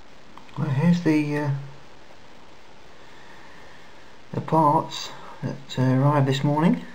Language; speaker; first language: English; native; English